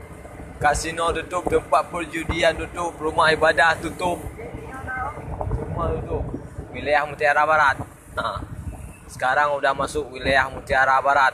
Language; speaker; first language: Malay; non-native, local second language; Achinese